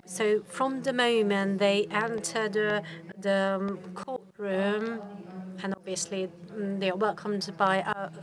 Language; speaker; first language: English; non-native, fluent; Hungarian